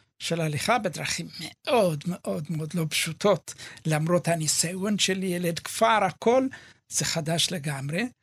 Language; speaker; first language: Hebrew; early bilingual, other home language; Amharic